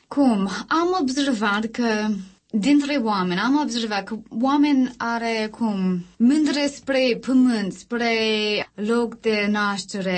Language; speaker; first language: Romanian; non-native, learner; English